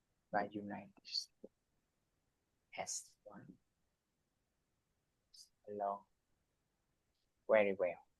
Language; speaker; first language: English; non-native, learner; Vietnamese